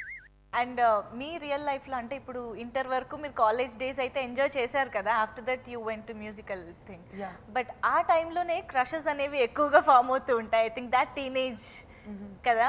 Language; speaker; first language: Telugu; native; Telugu